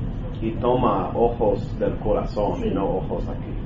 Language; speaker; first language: Spanish; non-native, learner; English